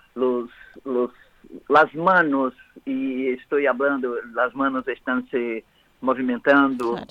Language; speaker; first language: Spanish; non-native, learner; Portuguese